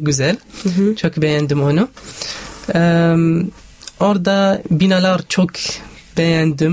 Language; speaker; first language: Turkish; non-native, learner; Arabic